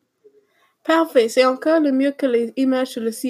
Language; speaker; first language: French; non-native, learner; English